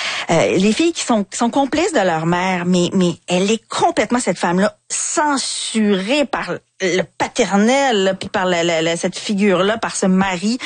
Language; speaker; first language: French; native; French